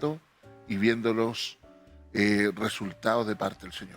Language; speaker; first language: Spanish; native; Spanish